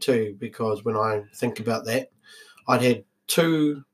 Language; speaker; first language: English; native; English